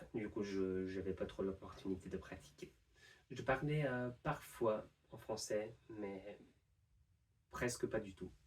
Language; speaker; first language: French; non-native, fluent; English